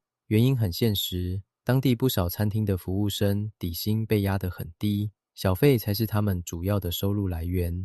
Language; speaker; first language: Chinese; native; Chinese